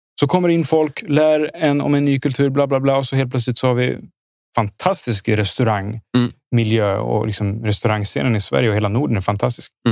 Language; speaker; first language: Swedish; early bilingual, other home language; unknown